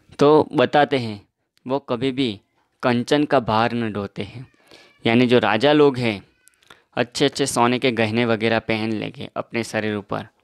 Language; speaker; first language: Hindi; non-native, local second language; Gujarati